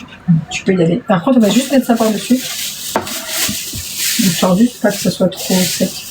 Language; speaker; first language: French; native; French